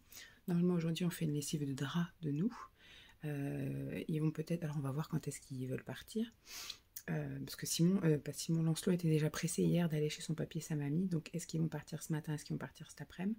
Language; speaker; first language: French; native; French